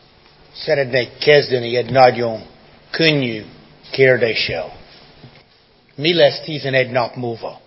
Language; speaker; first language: Hungarian; non-native, fluent; English